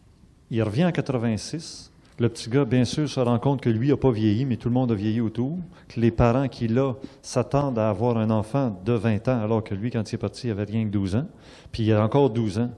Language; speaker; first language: French; native; French